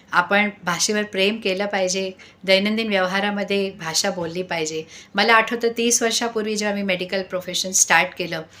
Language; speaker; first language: Marathi; non-native, local second language; Sindhi